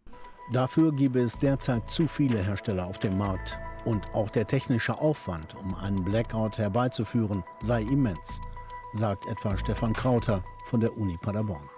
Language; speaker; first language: German; native; German